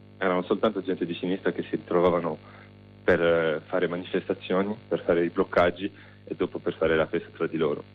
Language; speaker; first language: Italian; non-native, fluent; French